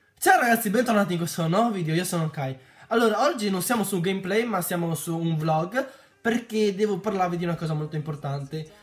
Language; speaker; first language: Italian; early bilingual, other home language; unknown